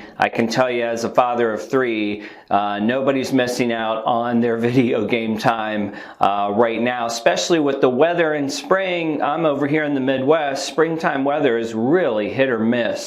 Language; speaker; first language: English; native; English